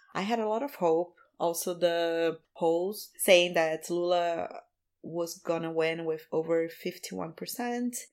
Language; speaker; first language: English; non-native, fluent; Portuguese